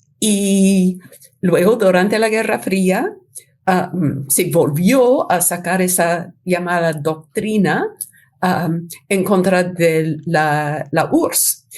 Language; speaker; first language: Spanish; non-native, fluent; English